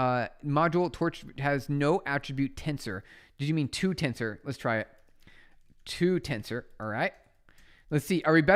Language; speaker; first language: English; native; English